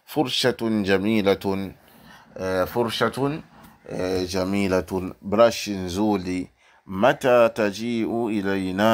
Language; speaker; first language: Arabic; non-native, fluent; Swahili